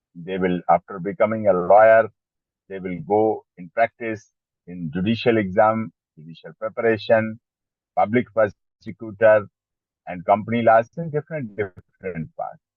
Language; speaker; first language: English; non-native, local second language; Hindi